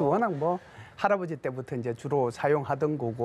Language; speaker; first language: Korean; native; Korean